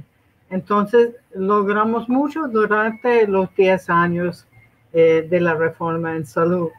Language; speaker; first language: Spanish; non-native, fluent; English